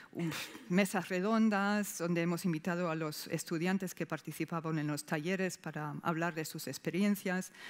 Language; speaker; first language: Spanish; non-native, fluent; German